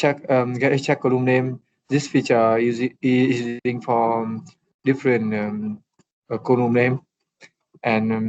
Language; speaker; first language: English; non-native, learner; Vietnamese